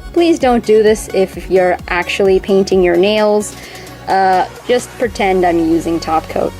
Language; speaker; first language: English; native; English